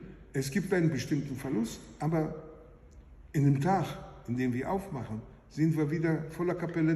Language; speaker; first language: German; non-native, fluent; Hebrew